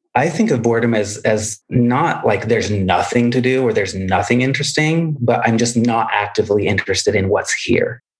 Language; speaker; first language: English; native; English